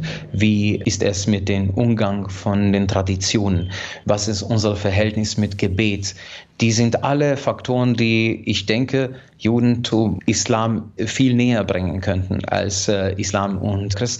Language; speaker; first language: German; non-native, fluent; Hungarian